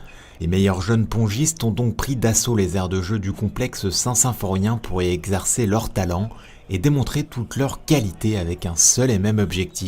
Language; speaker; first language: French; native; French